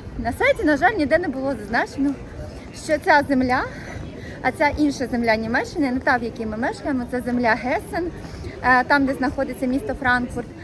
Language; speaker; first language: Ukrainian; native; Ukrainian